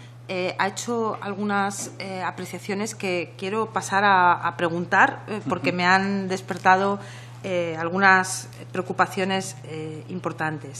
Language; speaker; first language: Spanish; native; Spanish